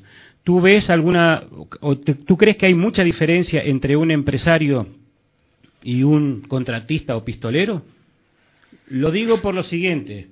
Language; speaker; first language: Spanish; native; Spanish